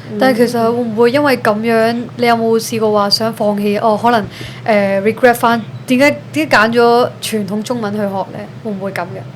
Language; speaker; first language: Cantonese; early bilingual, other home language; Urdu